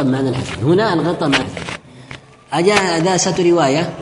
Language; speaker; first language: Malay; non-native, learner; Arabic